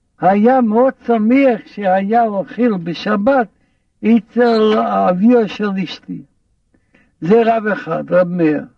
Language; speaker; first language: Hebrew; non-native, fluent; Russian